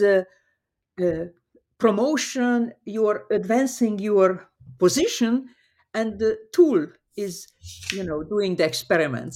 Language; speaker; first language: English; non-native, fluent; Hungarian